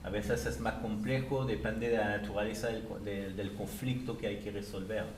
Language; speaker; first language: Spanish; native; Spanish